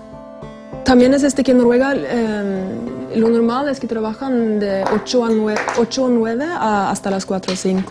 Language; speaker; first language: Spanish; non-native, fluent; Norwegian